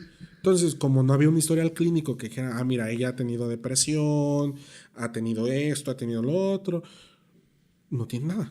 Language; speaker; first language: Spanish; native; Spanish